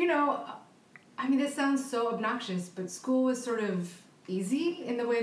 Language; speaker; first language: English; early bilingual, other home language; Filipino